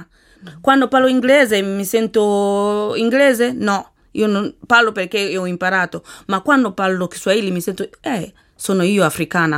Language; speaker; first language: Italian; non-native, learner; Swahili